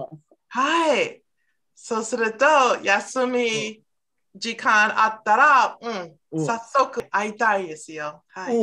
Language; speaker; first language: Japanese; non-native, learner; English